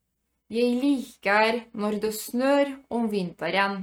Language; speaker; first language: Norwegian; non-native, fluent; Polish